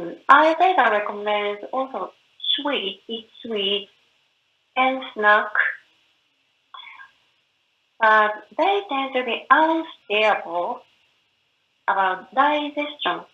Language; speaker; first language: English; non-native, learner; Japanese